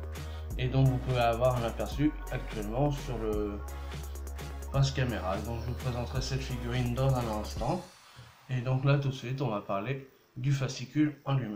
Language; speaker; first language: French; native; French